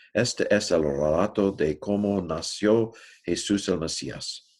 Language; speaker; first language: Spanish; non-native, learner; English